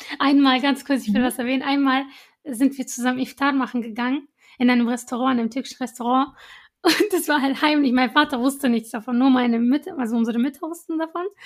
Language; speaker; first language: German; early bilingual, other home language; Arabic